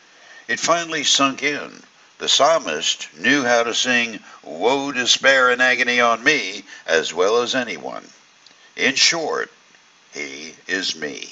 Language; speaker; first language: English; native; English